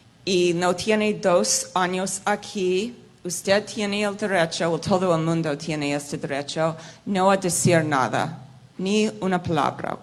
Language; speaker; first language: Spanish; non-native, fluent; English